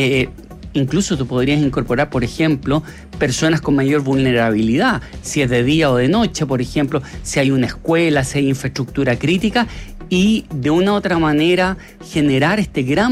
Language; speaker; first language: Spanish; native; Spanish